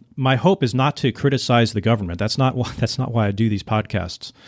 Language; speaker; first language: English; non-native, fluent; Dutch